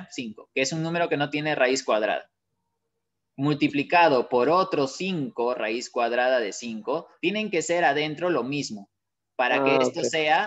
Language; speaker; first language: Spanish; native; Spanish